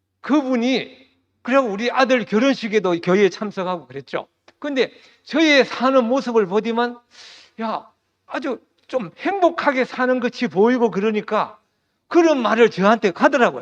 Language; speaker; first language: Korean; native; Korean